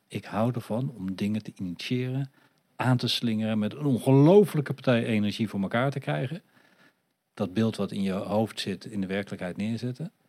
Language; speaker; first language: Dutch; native; Dutch